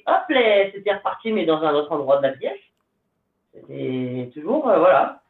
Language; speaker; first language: French; native; French